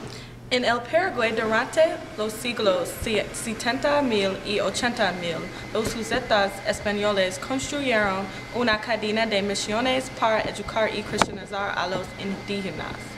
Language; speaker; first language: Spanish; non-native, learner; English